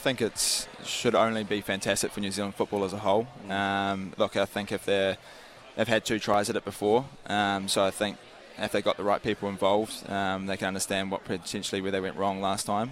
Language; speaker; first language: English; native; English